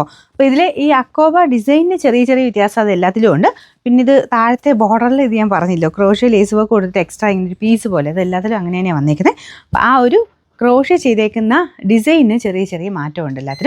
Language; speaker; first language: Malayalam; native; Malayalam